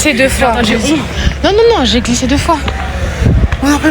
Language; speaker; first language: French; native; French